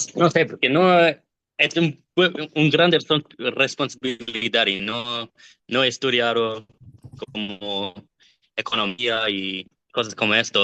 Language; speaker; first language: Spanish; non-native, learner; English